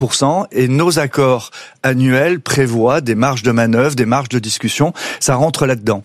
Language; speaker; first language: French; native; French